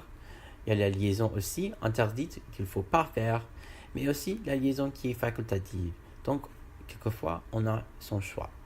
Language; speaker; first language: French; non-native, learner; English